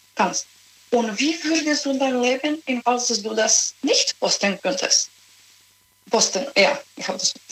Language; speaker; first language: German; non-native, learner; Serbian